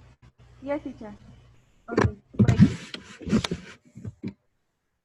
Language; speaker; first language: English; non-native, learner; Spanish